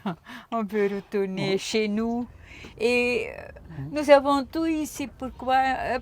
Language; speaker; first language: French; non-native, local second language; Dutch